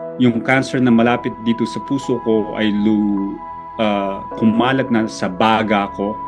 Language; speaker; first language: Filipino; native; Filipino